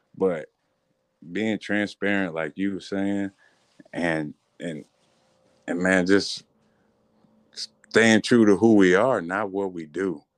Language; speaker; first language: English; native; English